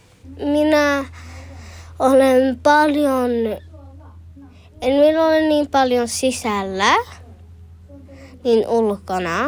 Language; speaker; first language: Finnish; early bilingual, heritage; Finnish